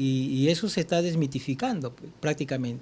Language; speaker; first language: Spanish; native; Spanish